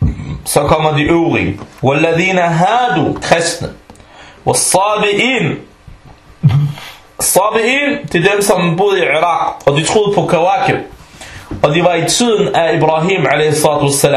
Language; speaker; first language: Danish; non-native, fluent; Arabic